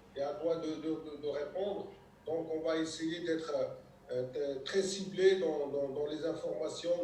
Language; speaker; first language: French; non-native, local second language; Arabic